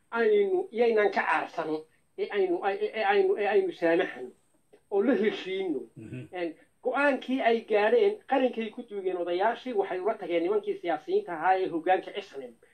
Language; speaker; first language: Somali; native; Somali